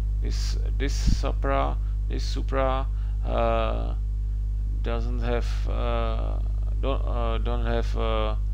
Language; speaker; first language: English; non-native, learner; Czech